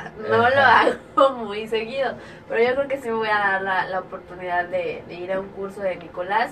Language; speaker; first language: Spanish; native; Spanish